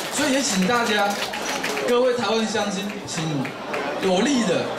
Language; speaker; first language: Chinese; native; Chinese